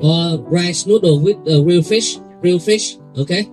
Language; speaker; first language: English; non-native, fluent; Vietnamese